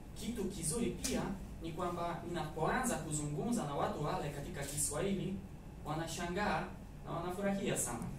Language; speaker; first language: Swahili; non-native, fluent; Polish